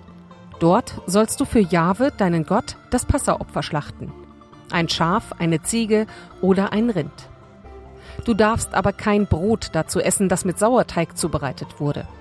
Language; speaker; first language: German; native; German